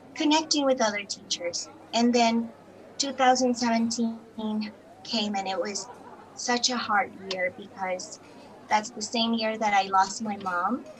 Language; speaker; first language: English; non-native, fluent; Spanish